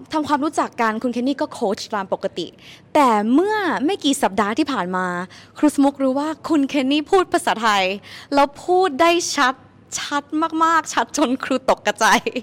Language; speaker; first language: Thai; native; Thai